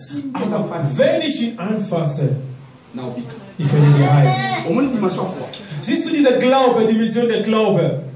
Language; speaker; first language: German; non-native, learner; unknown